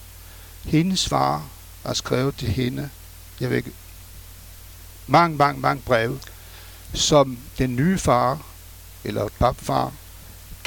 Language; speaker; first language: Danish; non-native, fluent; French